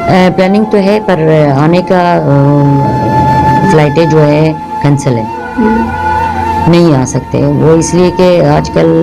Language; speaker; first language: Hindi; non-native, fluent; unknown